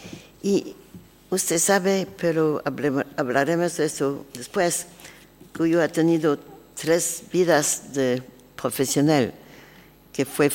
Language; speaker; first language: Spanish; non-native, learner; French